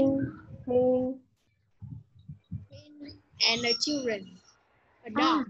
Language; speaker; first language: English; non-native, learner; Vietnamese